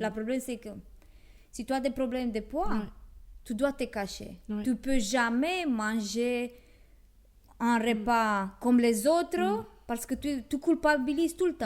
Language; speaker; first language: French; non-native, fluent; Romanian